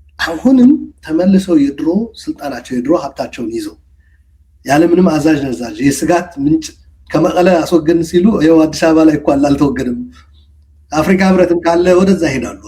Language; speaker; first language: Amharic; non-native, local second language; Tigrinya